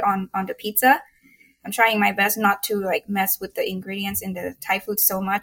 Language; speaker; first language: English; non-native, fluent; Thai